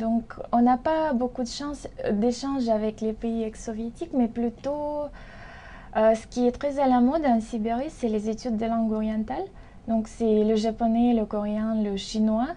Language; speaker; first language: French; non-native, fluent; Russian